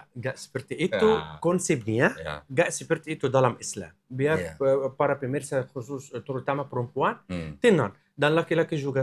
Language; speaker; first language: Indonesian; non-native, learner; Arabic